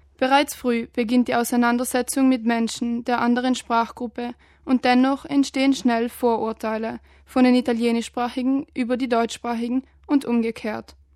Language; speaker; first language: German; native; German